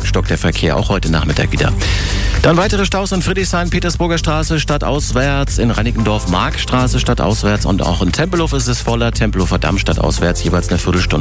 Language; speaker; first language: German; native; German